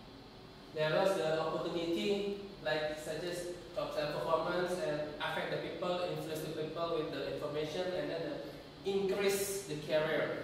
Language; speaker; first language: English; non-native, learner; Indonesian